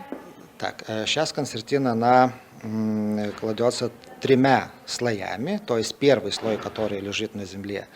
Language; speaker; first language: Russian; non-native, fluent; Lithuanian